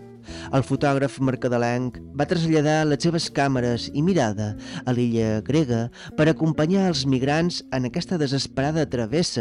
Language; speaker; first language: Catalan; native; Catalan